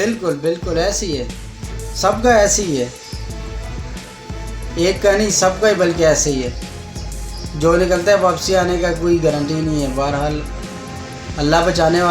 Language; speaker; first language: Hindi; non-native, local second language; Pashto